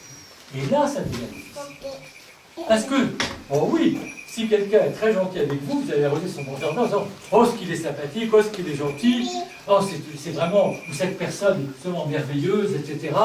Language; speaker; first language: French; native; French